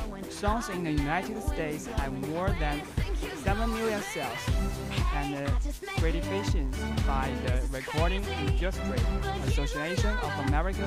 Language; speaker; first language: English; non-native, learner; Chinese